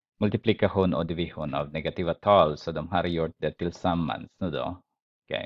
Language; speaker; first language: Swedish; non-native, fluent; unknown